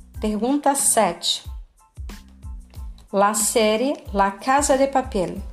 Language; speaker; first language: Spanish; non-native, fluent; Portuguese